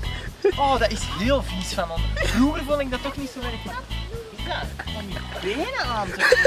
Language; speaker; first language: Dutch; native; Dutch